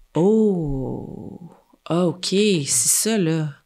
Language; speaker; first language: French; native; French